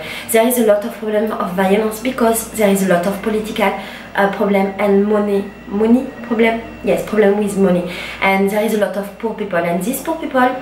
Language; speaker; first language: English; non-native, learner; French